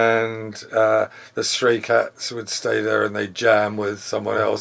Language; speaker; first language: English; native; English